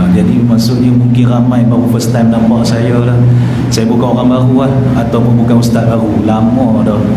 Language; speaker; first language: Malay; native; Malay